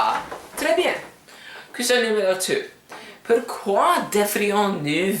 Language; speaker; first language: French; non-native, learner; English